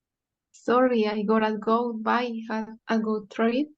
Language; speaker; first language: English; non-native, learner; Spanish